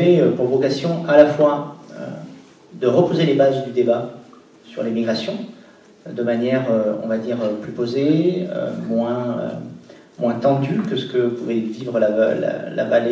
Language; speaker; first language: French; native; French